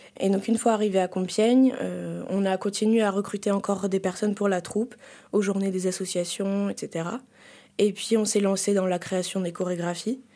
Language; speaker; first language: French; native; French